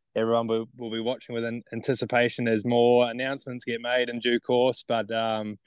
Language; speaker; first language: English; native; English